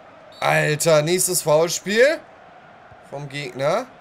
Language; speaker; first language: German; native; German